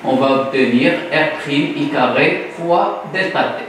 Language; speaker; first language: French; non-native, local second language; Arabic